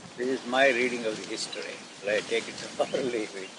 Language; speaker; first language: English; non-native, local second language; Telugu